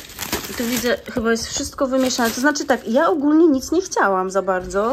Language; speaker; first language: Polish; native; Polish